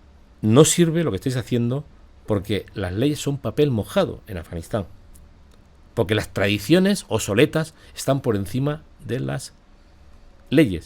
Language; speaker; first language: Spanish; native; Spanish